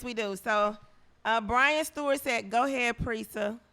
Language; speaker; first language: English; native; English